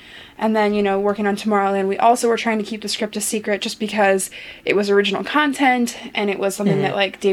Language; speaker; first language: English; native; English